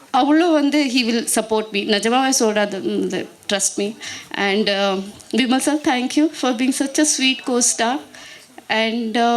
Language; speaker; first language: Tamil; non-native, learner; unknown